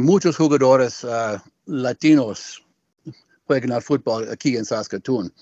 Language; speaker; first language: Spanish; non-native, learner; English